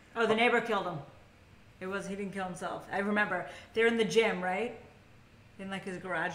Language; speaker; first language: English; native; English